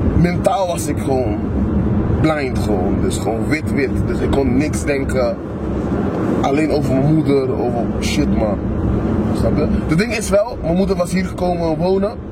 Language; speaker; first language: Dutch; non-native, local second language; Papiamento